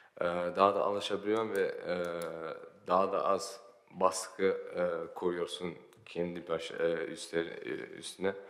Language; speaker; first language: Turkish; early bilingual, heritage; Turkish